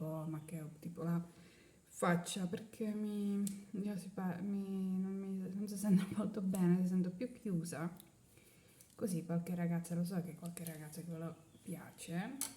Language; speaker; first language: Italian; non-native, learner; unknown